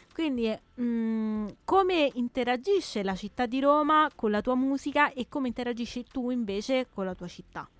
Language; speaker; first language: Italian; native; Italian